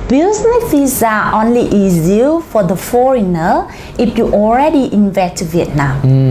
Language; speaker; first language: English; non-native, learner; Vietnamese